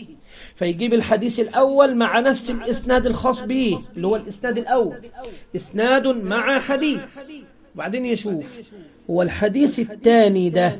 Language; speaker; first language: Arabic; native; Arabic